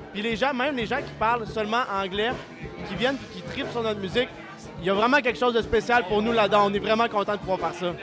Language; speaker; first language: French; native; French